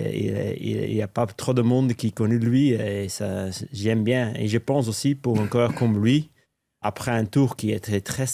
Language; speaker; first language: French; non-native, local second language; Dutch